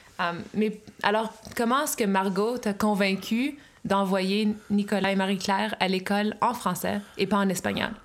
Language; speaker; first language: French; native; French